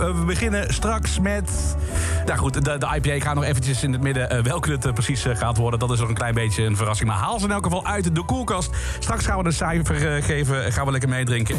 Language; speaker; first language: Dutch; native; Dutch